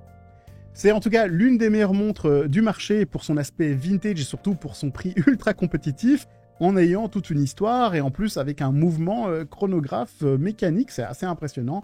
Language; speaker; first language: French; native; French